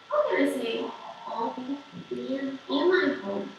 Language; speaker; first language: English; non-native, learner; Portuguese